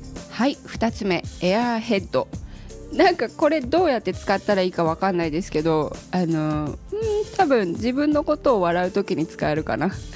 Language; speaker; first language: Japanese; native; Japanese